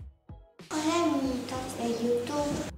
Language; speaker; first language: Spanish; native; Spanish